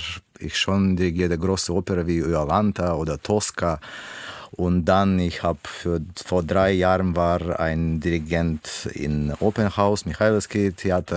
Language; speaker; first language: German; non-native, learner; Russian